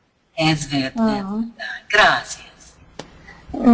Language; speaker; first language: Spanish; non-native, learner; English